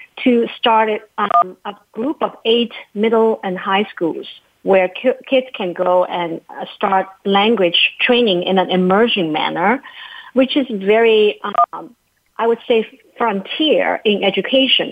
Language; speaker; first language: English; non-native, fluent; Chinese